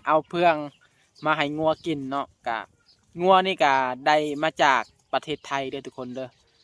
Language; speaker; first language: Lao; native; Lao